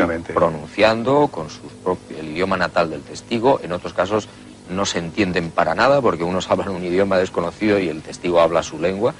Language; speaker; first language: Spanish; native; Spanish